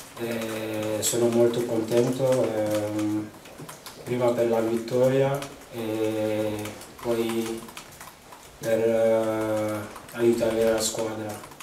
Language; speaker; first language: Italian; non-native, fluent; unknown